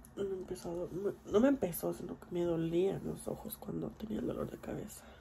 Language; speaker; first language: Spanish; early bilingual, heritage; Spanish